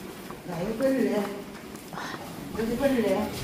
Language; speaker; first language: Korean; native; Korean